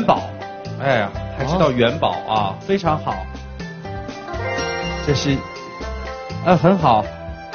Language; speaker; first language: Chinese; native; Chinese